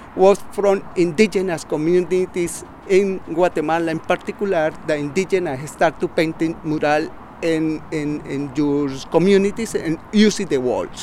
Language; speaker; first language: English; non-native, learner; Spanish